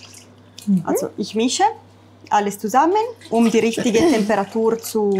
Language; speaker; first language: German; non-native, fluent; Italian